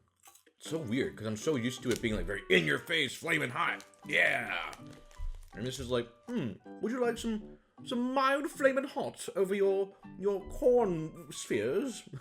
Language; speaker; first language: English; native; English